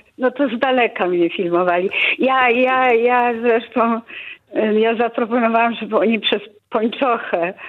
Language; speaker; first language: Polish; early bilingual, heritage; Polish